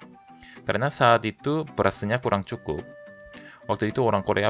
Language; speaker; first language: Indonesian; non-native, fluent; Korean